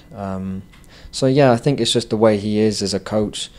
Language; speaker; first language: English; native; English